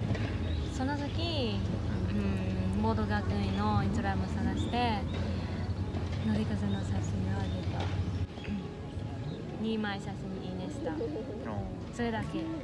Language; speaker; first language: Japanese; non-native, learner; Vietnamese